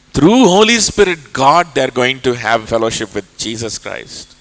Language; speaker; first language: English; non-native, local second language; Telugu